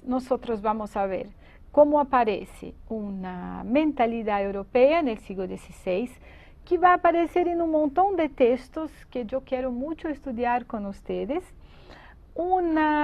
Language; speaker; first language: Spanish; non-native, fluent; Portuguese